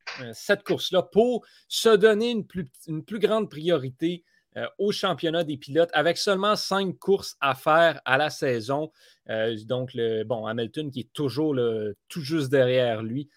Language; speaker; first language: French; native; French